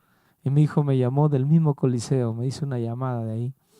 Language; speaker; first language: Spanish; native; Spanish